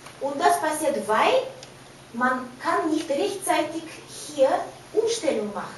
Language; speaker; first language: German; non-native, fluent; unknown